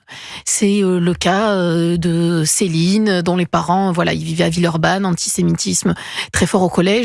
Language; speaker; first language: French; native; French